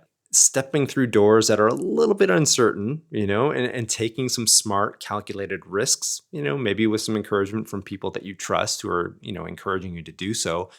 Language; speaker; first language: English; native; English